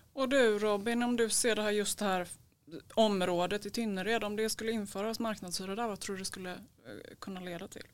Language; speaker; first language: Swedish; native; Swedish